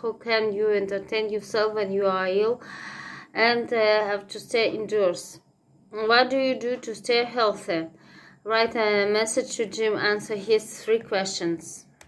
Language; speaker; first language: English; non-native, learner; Russian